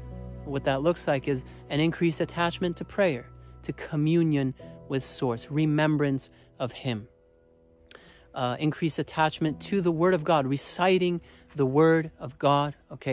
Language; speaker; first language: English; native; English